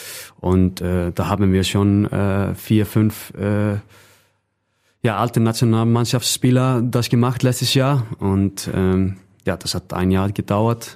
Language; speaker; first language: German; non-native, fluent; Icelandic